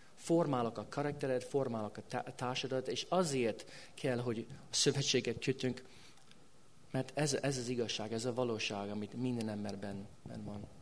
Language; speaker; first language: Hungarian; non-native, fluent; English